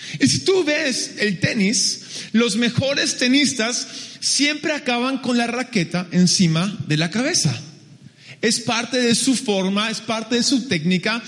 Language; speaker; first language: Spanish; early bilingual, other home language; English